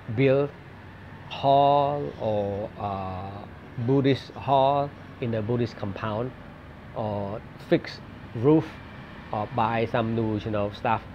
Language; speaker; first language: English; non-native, fluent; Khmer